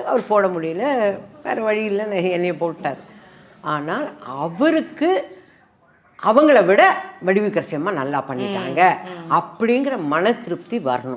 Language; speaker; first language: Tamil; native; Tamil